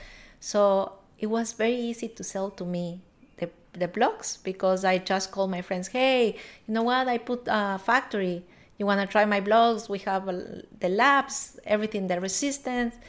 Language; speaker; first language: English; non-native, learner; Spanish